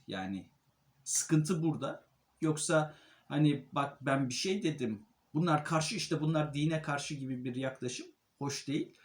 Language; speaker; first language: Turkish; native; Turkish